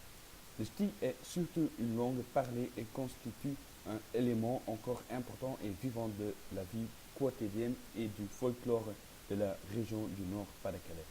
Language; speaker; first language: French; non-native, learner; Dutch